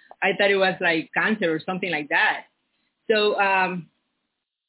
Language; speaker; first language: English; non-native, learner; Spanish